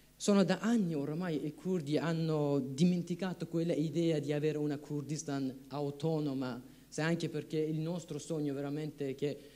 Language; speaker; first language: Italian; non-native, fluent; Kurdish